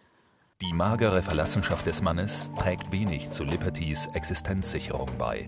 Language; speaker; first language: German; native; German